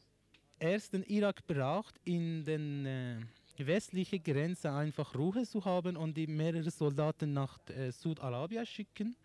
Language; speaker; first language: German; non-native, learner; Persian